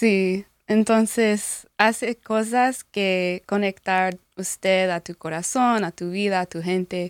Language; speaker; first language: Spanish; non-native, learner; English